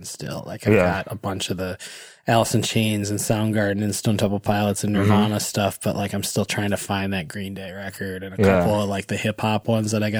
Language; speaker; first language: English; native; English